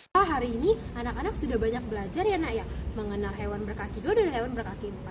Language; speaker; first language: Indonesian; native; Indonesian